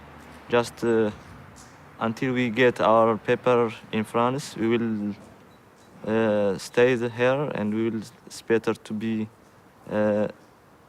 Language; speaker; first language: English; non-native, fluent; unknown